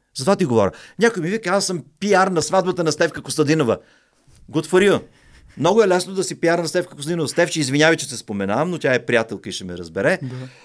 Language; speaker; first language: Bulgarian; native; Bulgarian